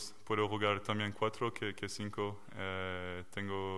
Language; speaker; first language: Spanish; non-native, learner; French